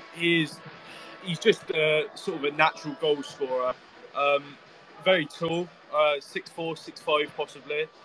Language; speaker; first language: English; native; English